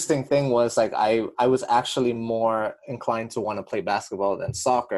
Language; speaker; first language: English; native; English